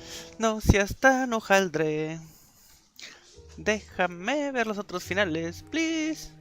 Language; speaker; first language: Spanish; native; Spanish